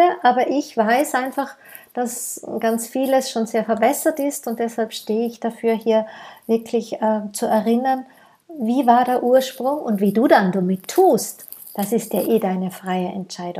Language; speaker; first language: German; native; German